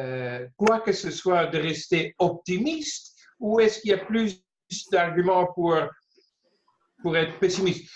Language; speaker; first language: French; non-native, fluent; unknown